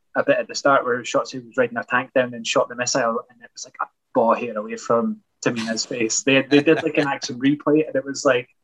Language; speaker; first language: English; native; English